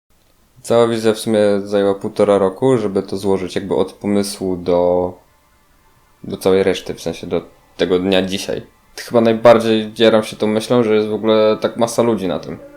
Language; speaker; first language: Polish; native; Polish